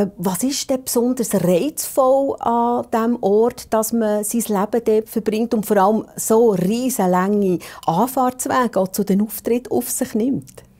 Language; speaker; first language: German; native; German